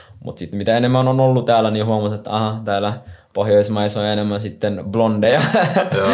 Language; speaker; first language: Finnish; non-native, fluent; Somali